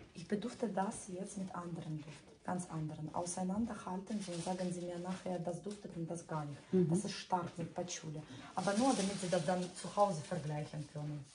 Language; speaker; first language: German; non-native, fluent; Russian